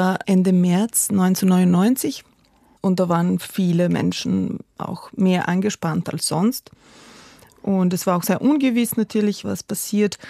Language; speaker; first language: German; non-native, fluent; Serbian